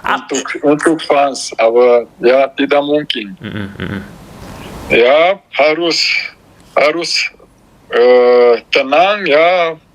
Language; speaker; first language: Indonesian; non-native, learner; Romanian